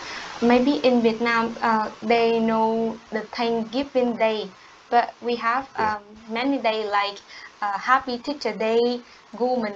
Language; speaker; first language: English; non-native, learner; Vietnamese